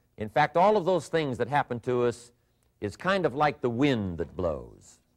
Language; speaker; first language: English; native; English